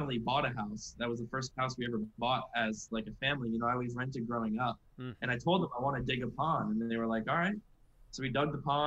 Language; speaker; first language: English; native; English